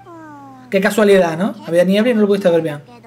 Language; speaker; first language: Spanish; native; Spanish